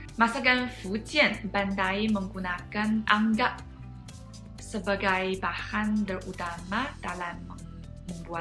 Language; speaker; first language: Indonesian; non-native, fluent; Chinese